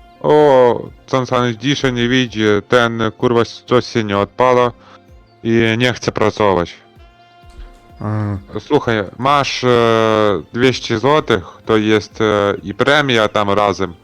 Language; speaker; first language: Polish; non-native, learner; Ukrainian